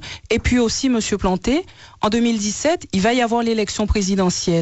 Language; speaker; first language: French; native; French